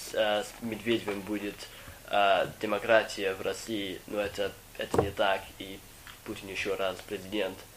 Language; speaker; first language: Russian; non-native, fluent; English